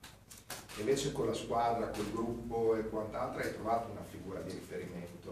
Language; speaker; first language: Italian; native; Italian